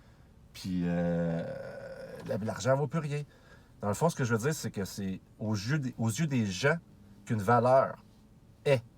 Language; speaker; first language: French; native; French